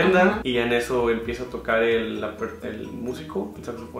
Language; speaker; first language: Spanish; native; Spanish